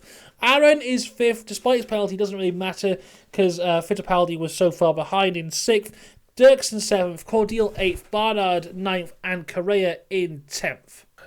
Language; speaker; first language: English; native; English